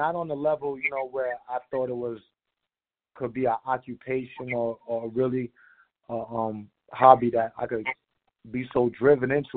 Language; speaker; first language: English; native; English